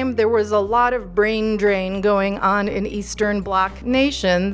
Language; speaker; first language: English; early bilingual, other home language; Macedonian